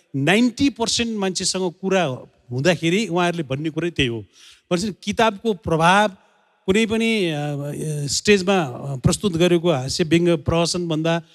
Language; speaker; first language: Nepali; native; Nepali